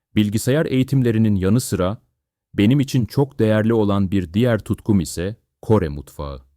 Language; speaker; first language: Turkish; non-native, fluent; Korean